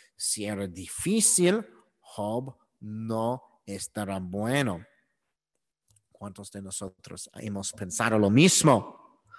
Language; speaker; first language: Spanish; non-native, learner; English